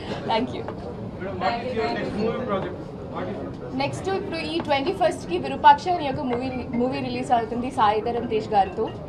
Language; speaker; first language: Telugu; non-native, fluent; Malayalam